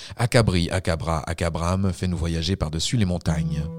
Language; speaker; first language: French; native; French